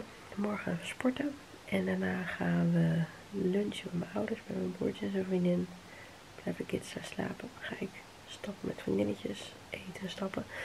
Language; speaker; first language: Dutch; native; Dutch